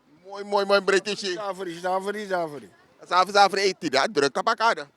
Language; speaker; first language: Dutch; native; Dutch